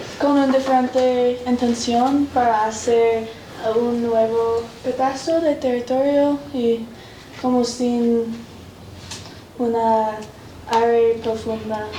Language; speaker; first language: Spanish; non-native, learner; English